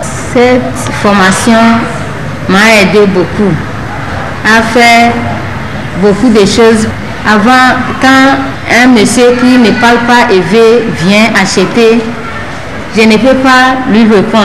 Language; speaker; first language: French; non-native, learner; Ewe